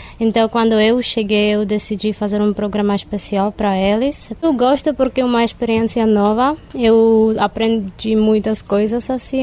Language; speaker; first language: Portuguese; non-native, fluent; Czech